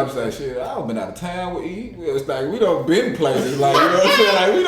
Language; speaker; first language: English; native; English